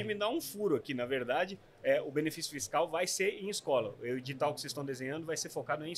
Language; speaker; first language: Portuguese; native; Portuguese